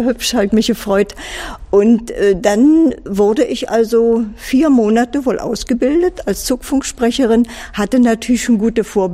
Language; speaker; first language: German; native; German